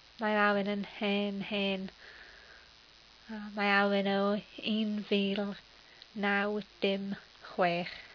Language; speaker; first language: Welsh; non-native, learner; English